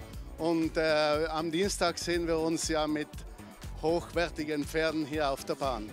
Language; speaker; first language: German; native; German